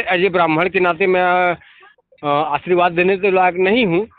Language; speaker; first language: Hindi; native; Hindi